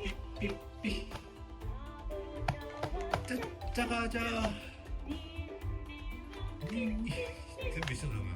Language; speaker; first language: Japanese; native; Japanese